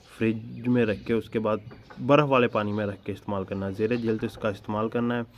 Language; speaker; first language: Urdu; non-native, local second language; Punjabi